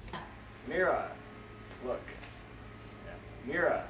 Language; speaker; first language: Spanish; non-native, learner; English